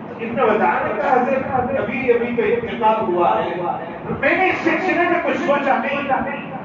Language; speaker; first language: Urdu; native; Urdu